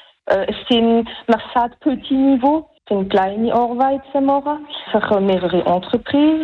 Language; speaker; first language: German; non-native, local second language; French